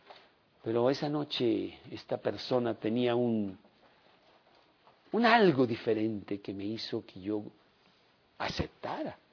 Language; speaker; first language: Spanish; native; Spanish